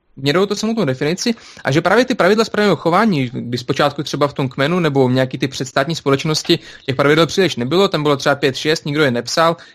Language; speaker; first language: Czech; non-native, fluent; Russian